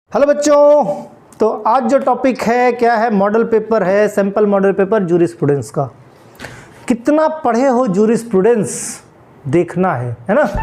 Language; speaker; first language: Hindi; native; Hindi